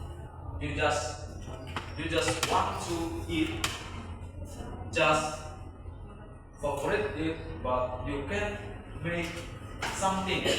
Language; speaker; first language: English; non-native, learner; Indonesian